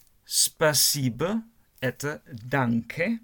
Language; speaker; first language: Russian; non-native, learner; German